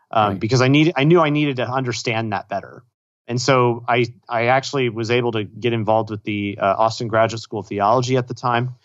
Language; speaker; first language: English; native; English